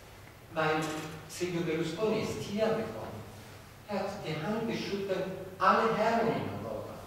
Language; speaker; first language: German; non-native, fluent; Italian